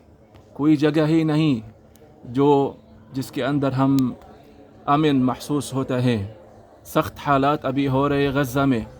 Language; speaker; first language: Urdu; non-native, learner; Arabic